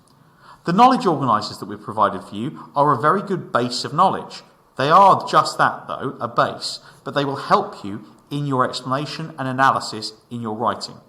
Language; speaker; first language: English; native; English